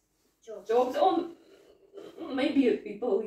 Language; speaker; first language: English; non-native, fluent; Russian